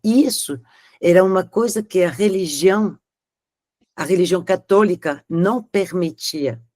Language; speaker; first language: Portuguese; non-native, fluent; French